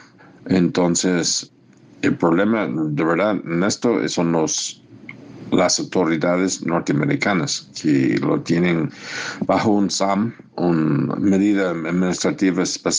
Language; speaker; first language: Spanish; non-native, fluent; English